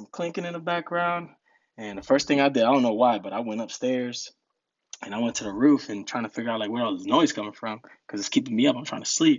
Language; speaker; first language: English; early bilingual, other home language; Spanish